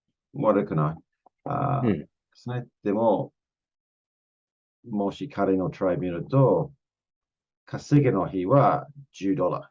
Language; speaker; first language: Japanese; non-native, fluent; English